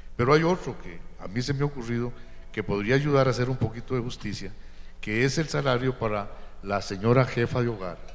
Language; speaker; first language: Spanish; native; Spanish